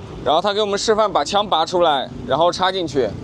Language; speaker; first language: Chinese; native; Chinese